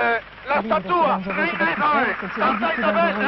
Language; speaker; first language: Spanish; non-native, learner; French